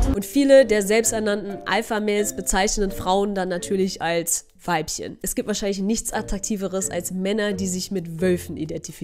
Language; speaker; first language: German; native; German